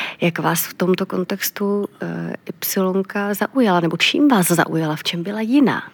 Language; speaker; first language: Czech; native; Czech